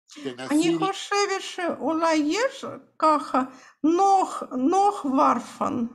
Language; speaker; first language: Hebrew; non-native, fluent; Russian